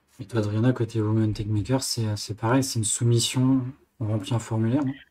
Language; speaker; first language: French; native; French